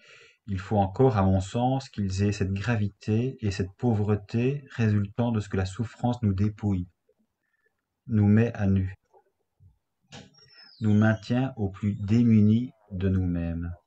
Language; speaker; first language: French; native; French